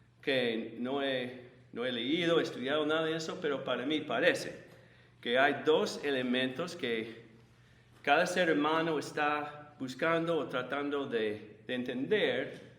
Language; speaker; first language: Spanish; non-native, fluent; English